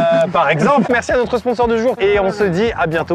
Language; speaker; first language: French; native; French